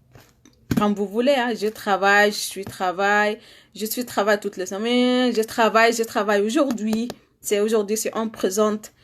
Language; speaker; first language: French; non-native, learner; Arabic